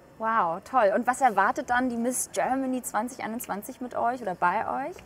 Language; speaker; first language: German; early bilingual, other home language; Albanian